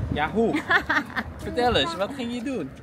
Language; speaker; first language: Dutch; native; Dutch